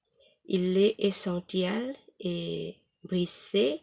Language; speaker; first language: French; non-native, learner; Thai